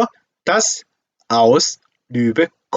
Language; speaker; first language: German; non-native, fluent; Korean